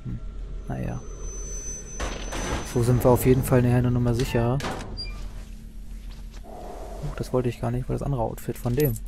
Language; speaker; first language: German; native; German